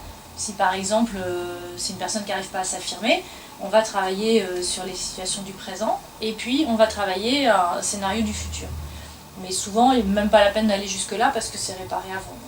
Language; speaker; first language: French; native; French